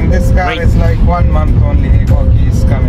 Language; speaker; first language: English; non-native, fluent; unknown